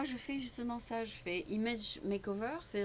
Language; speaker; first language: French; native; French